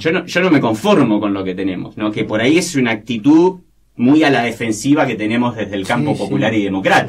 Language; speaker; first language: Spanish; native; Spanish